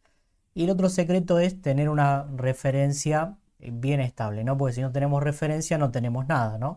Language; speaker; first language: Spanish; native; Spanish